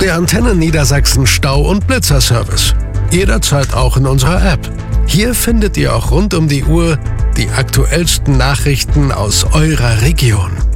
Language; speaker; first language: German; native; German